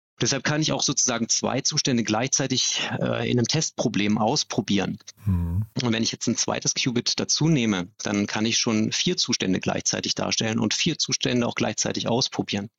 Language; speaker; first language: German; native; German